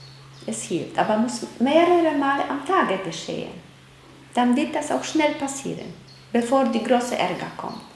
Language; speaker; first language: German; non-native, fluent; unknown